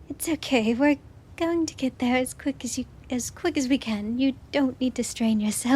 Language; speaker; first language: English; native; English